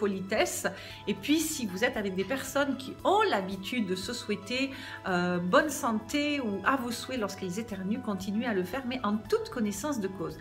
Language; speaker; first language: French; native; French